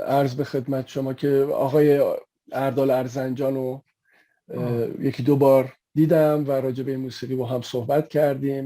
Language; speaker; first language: Persian; native; Persian